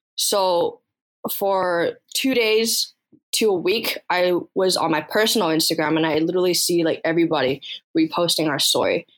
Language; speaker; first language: English; early bilingual, other home language; Chinese